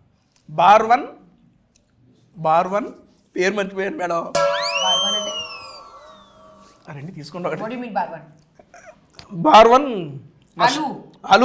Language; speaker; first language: Telugu; native; Telugu